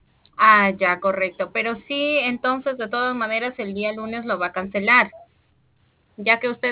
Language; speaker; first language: Spanish; native; Spanish